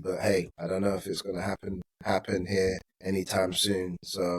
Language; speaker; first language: English; native; English